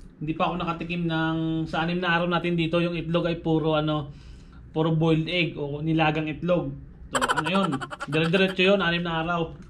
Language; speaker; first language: Filipino; non-native, local second language; Hiligaynon